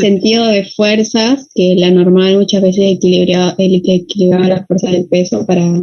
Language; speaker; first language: Spanish; native; Spanish